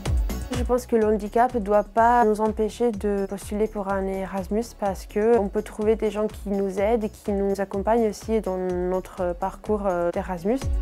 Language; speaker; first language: French; non-native, fluent; Italian